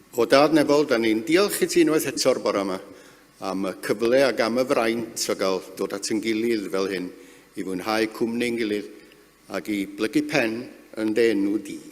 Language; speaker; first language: Welsh; native; Welsh